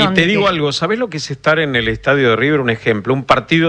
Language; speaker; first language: Spanish; native; Spanish